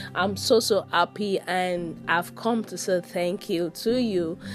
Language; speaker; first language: English; non-native, local second language; Yoruba